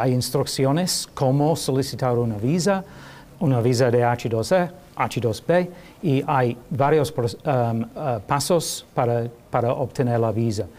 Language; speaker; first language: Spanish; non-native, learner; English